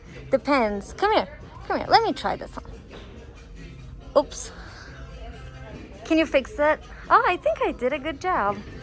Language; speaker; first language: English; non-native, fluent; Turkish